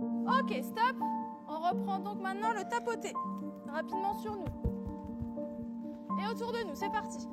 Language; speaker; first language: French; native; French